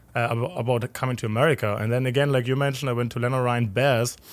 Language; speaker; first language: English; non-native, fluent; German